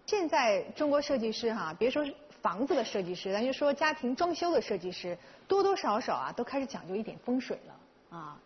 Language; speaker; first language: Chinese; native; Chinese